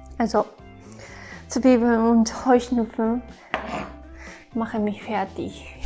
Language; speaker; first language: German; non-native, learner; Japanese